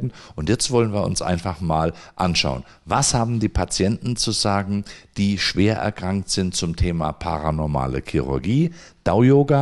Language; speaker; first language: German; native; German